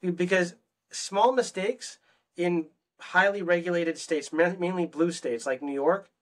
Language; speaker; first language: English; native; English